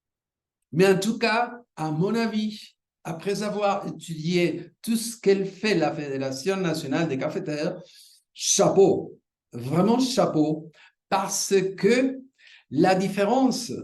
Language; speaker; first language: French; non-native, fluent; Spanish